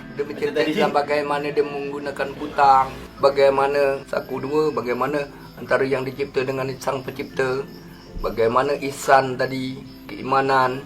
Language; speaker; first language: Malay; native; Malay